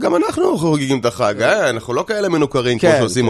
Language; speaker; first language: Hebrew; native; Hebrew